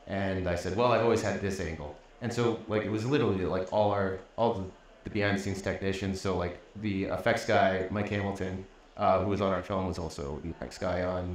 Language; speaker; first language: English; native; English